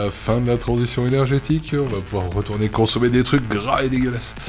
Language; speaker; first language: French; native; French